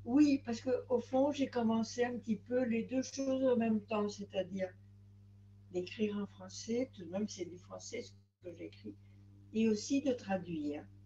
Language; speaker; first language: French; non-native, fluent; Spanish